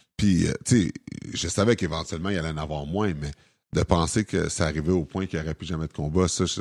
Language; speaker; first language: French; native; French